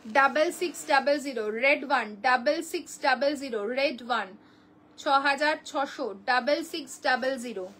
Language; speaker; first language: Hindi; non-native, local second language; Bangla